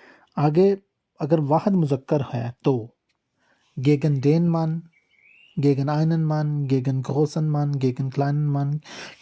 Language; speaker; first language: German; non-native, learner; Urdu